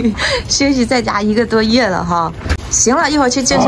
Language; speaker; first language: Chinese; native; Chinese